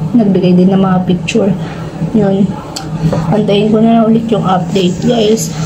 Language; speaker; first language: Filipino; native; Filipino